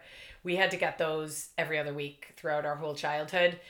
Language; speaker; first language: English; native; English